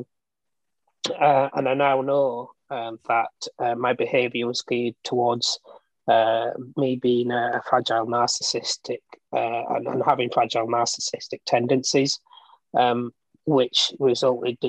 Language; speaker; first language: English; native; English